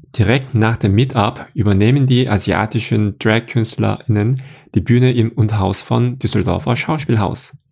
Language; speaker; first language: German; non-native, fluent; Korean